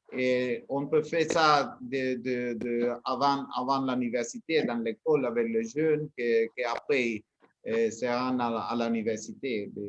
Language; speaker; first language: French; non-native, learner; Spanish